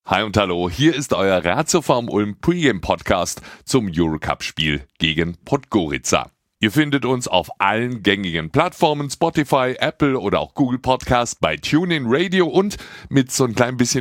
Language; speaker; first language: German; native; German